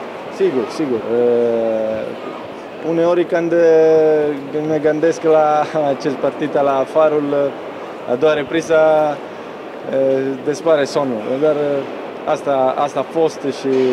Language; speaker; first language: Romanian; non-native, fluent; Italian